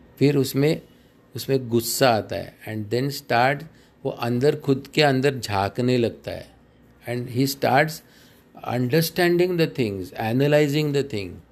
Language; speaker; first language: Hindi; non-native, local second language; Marathi